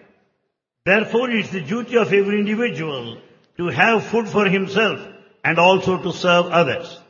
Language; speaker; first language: English; non-native, local second language; Telugu